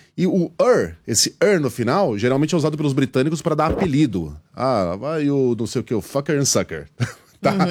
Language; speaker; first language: Portuguese; native; Portuguese